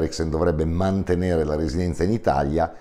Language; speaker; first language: Italian; native; Italian